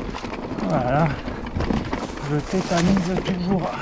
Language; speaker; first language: French; native; French